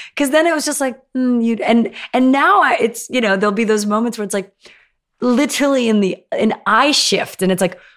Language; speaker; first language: English; native; English